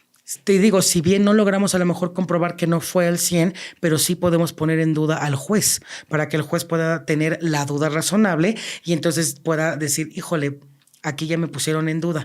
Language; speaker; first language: Spanish; native; Spanish